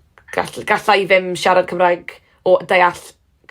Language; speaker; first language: Welsh; non-native, learner; English